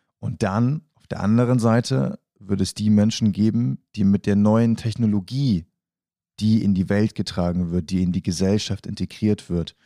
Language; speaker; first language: German; native; German